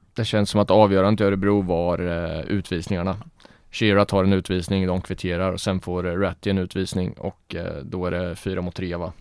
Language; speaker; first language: Swedish; native; Swedish